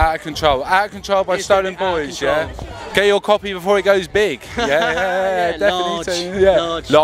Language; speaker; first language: English; native; English